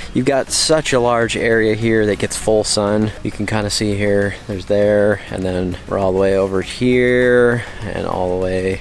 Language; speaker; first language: English; native; English